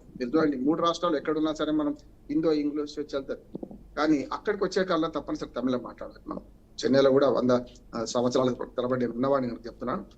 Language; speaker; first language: Telugu; native; Telugu